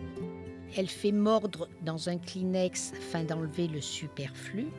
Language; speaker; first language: French; native; French